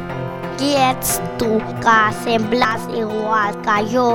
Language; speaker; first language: Catalan; non-native, learner; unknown